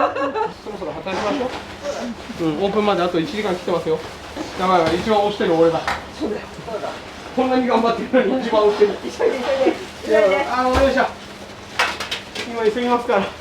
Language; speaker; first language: Japanese; native; Japanese